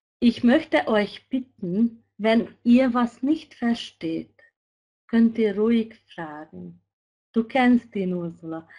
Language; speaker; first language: German; non-native, fluent; Hungarian